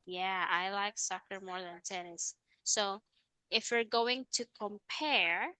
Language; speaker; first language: English; non-native, fluent; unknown